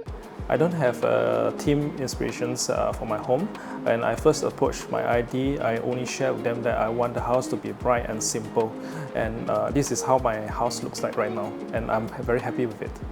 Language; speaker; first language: English; non-native, local second language; Chinese